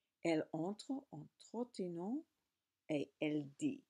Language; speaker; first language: French; non-native, learner; English